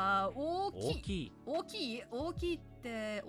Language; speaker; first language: Japanese; non-native, learner; English